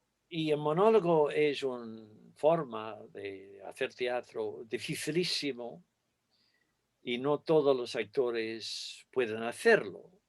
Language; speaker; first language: Spanish; non-native, fluent; English